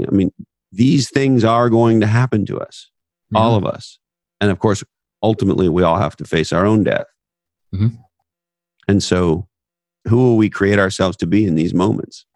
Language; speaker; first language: English; native; English